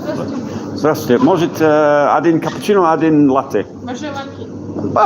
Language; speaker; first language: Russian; non-native, learner; English